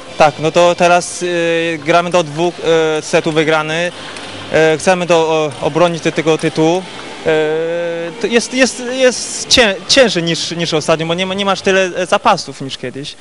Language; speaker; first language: Polish; non-native, fluent; Chinese